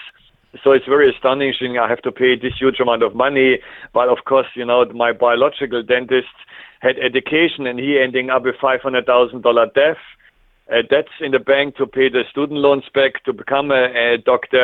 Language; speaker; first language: English; non-native, fluent; German